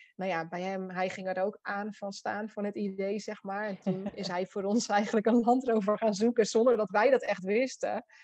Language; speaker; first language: Dutch; native; Dutch